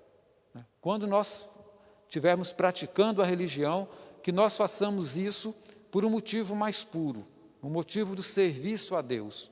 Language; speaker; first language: Portuguese; native; Portuguese